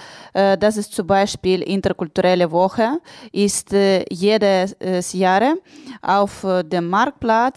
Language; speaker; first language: German; non-native, learner; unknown